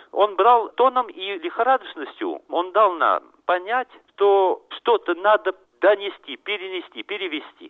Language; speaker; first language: Russian; non-native, fluent; French